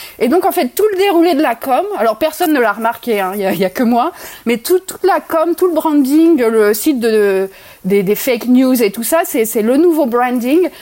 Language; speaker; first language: French; native; French